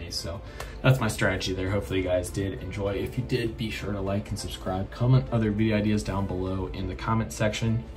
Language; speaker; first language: English; native; English